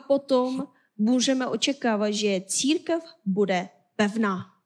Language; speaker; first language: Czech; non-native, fluent; Korean